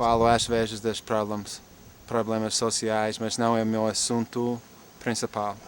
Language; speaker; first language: Portuguese; non-native, fluent; English